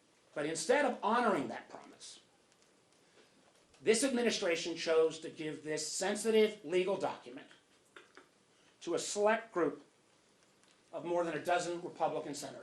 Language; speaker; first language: English; native; English